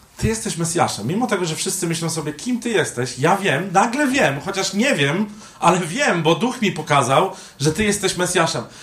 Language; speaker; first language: Polish; native; Polish